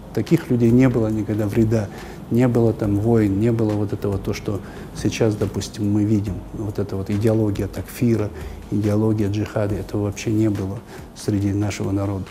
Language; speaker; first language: Russian; non-native, local second language; Kazakh